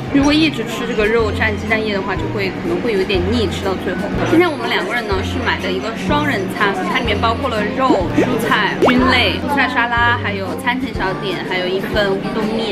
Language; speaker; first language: Chinese; native; Chinese